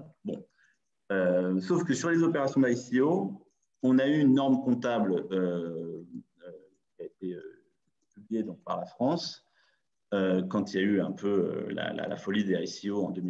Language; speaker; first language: French; native; French